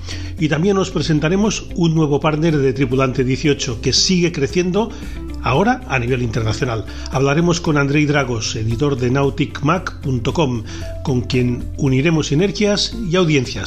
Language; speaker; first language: Spanish; native; Spanish